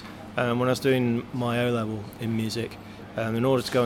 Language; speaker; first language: English; native; English